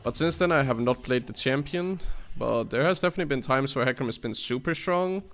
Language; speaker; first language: English; non-native, fluent; Danish